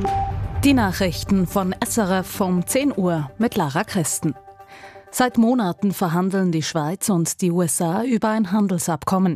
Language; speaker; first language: German; native; German